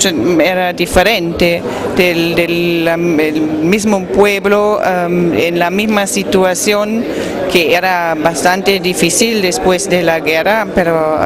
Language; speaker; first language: Spanish; non-native, fluent; German